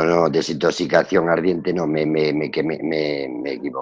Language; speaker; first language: Spanish; native; Spanish